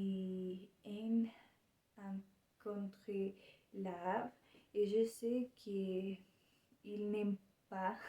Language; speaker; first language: French; non-native, learner; Spanish